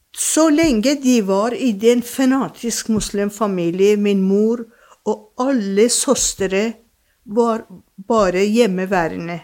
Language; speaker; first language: Norwegian; non-native, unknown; Persian